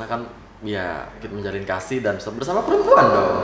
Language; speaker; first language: Indonesian; native; Indonesian